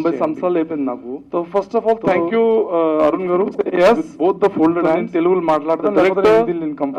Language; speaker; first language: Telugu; non-native, learner; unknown